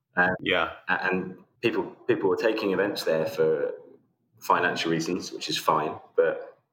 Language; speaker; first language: English; native; English